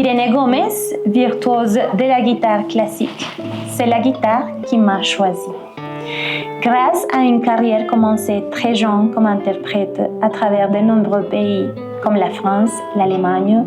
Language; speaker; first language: French; non-native, fluent; Spanish